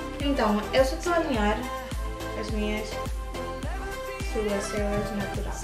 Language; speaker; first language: Portuguese; early bilingual, heritage; English